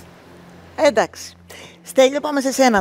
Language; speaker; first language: Greek; native; Greek